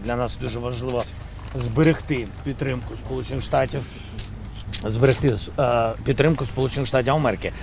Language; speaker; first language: Ukrainian; non-native, local second language; Russian